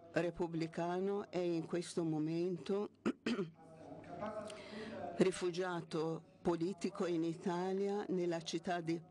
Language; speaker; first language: Italian; non-native, fluent; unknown